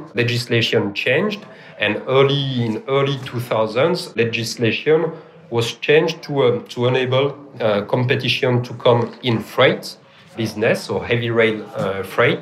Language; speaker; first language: English; non-native, fluent; French